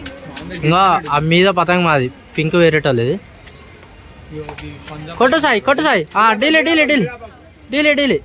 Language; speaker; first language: Telugu; native; Telugu